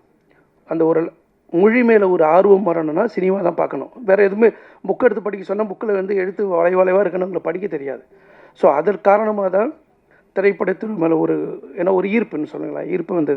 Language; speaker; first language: Tamil; native; Tamil